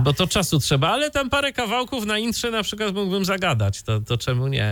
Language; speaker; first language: Polish; native; Polish